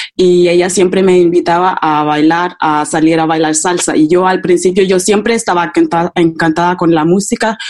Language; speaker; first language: Spanish; non-native, fluent; Akan